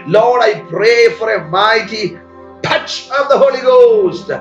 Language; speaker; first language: English; non-native, local second language; Malayalam